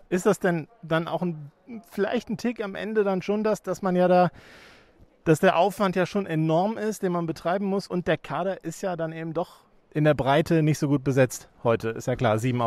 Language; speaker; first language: German; native; German